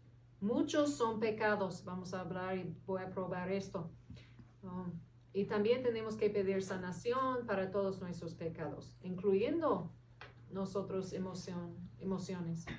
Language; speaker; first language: Spanish; non-native, fluent; English